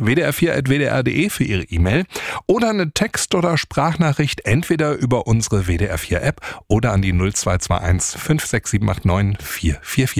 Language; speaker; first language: German; native; German